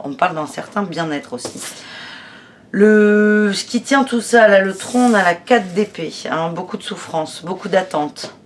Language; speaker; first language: French; native; French